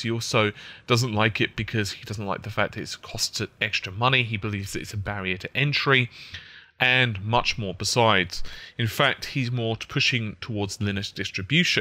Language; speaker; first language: English; native; English